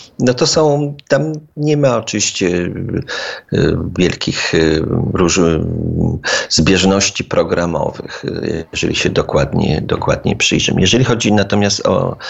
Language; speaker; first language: Polish; native; Polish